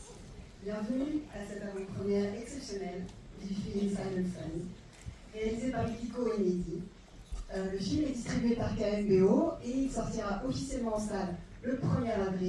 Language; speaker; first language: French; native; French